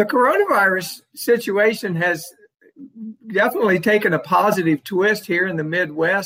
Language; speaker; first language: English; native; English